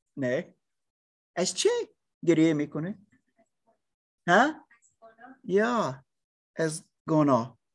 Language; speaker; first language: Persian; non-native, learner; English